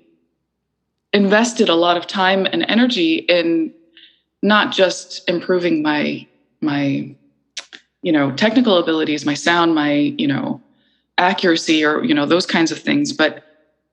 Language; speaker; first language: English; early bilingual, other home language; Icelandic